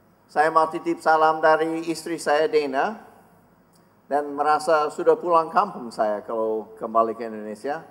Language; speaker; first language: Indonesian; non-native, fluent; English